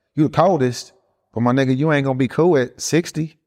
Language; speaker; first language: English; early bilingual, other home language; Spanish